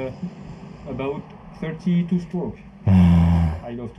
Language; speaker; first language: English; non-native, learner; French